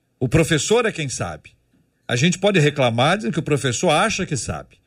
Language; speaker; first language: Portuguese; native; Portuguese